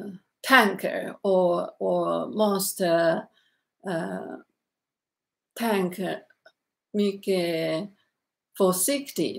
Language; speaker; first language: Swedish; non-native, learner; Chinese